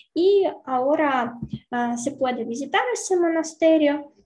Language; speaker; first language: Spanish; non-native, learner; Ukrainian